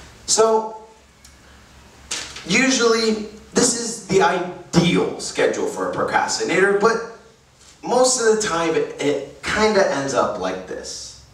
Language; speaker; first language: English; native; English